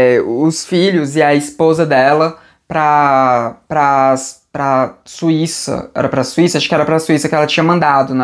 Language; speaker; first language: Portuguese; native; Portuguese